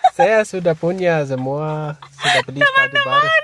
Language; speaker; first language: Indonesian; non-native, learner; German